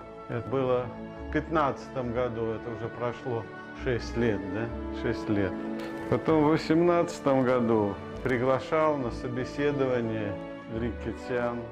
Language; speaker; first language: Russian; native; Russian